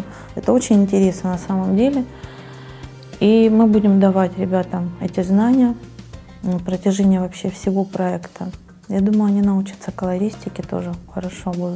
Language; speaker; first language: Russian; native; Russian